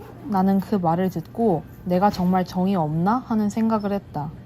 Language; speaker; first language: Korean; native; Korean